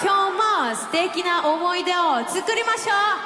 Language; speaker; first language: Japanese; non-native, fluent; Korean